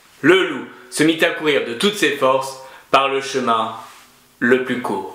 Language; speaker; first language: French; native; French